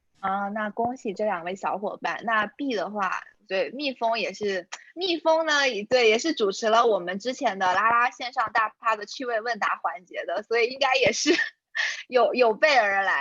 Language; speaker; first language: Chinese; native; Chinese